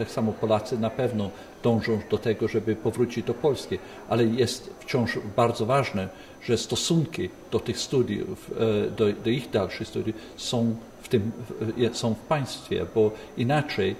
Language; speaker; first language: Polish; early bilingual, heritage; Polish